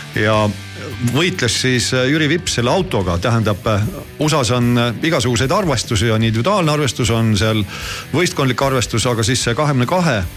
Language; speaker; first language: Estonian; native; Estonian